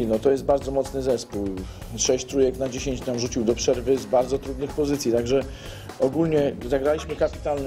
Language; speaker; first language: Polish; native; Polish